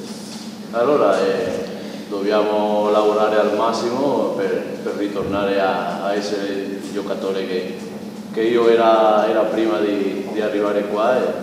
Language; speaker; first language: Italian; non-native, fluent; Spanish